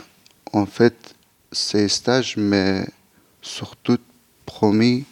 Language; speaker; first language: French; non-native, learner; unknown